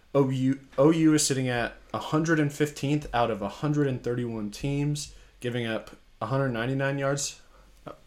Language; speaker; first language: English; native; English